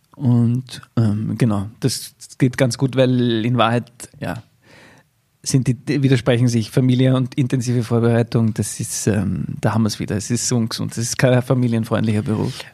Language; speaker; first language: German; native; German